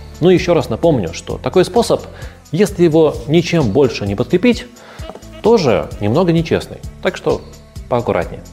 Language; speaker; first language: Russian; native; Russian